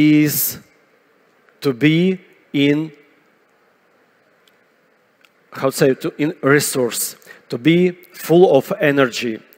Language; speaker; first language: English; non-native, fluent; Russian